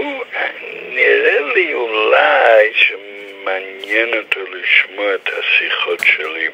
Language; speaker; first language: Hebrew; non-native, fluent; English